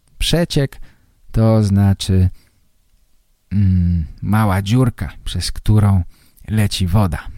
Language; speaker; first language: Polish; native; Polish